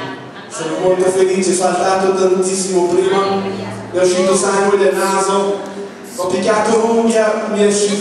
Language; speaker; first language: Italian; non-native, fluent; Portuguese